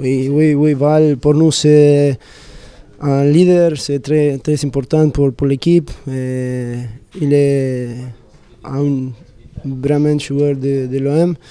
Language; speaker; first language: French; non-native, learner; Spanish